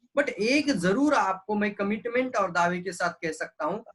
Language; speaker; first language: Hindi; non-native, local second language; Marathi